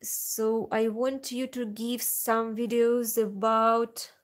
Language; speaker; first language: English; non-native, learner; Russian